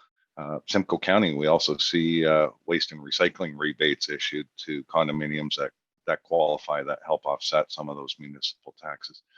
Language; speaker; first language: English; native; English